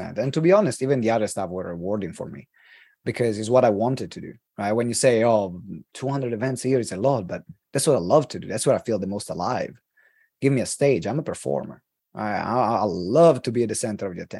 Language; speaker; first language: English; non-native, fluent; Italian